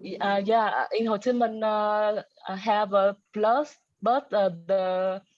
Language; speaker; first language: English; non-native, learner; Vietnamese